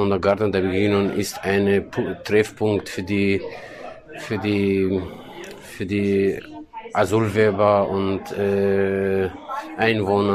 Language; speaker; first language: German; non-native, learner; Kurdish